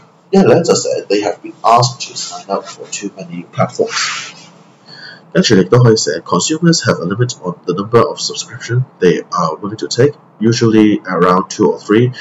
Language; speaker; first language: English; non-native, local second language; Cantonese